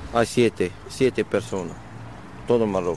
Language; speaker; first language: Spanish; non-native, learner; Arabic